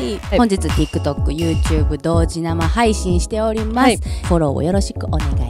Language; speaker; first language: Japanese; native; Japanese